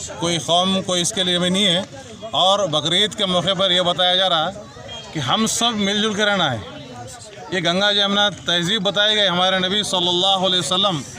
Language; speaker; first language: Urdu; native; Urdu